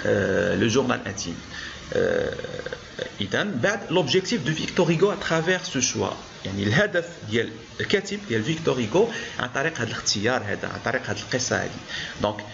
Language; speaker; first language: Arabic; native; Arabic